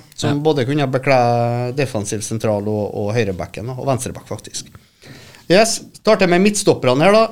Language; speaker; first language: Norwegian; native; Norwegian